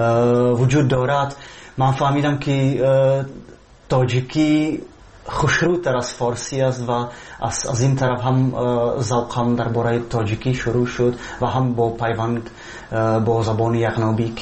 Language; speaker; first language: Persian; non-native, learner; Czech